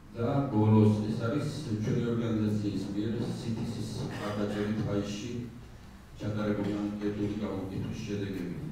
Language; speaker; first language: Georgian; non-native, local second language; Svan